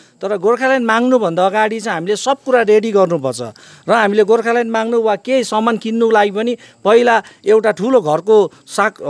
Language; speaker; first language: Nepali; native; Nepali